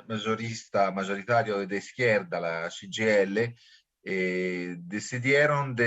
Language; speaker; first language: Spanish; non-native, fluent; Italian